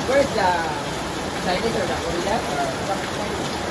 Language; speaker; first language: English; non-native, learner; Cebuano